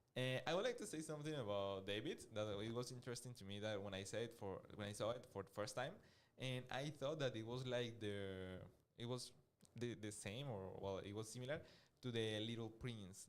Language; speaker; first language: English; non-native, fluent; Spanish